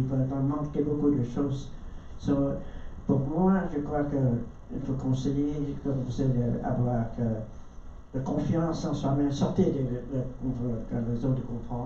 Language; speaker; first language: French; non-native, learner; Vietnamese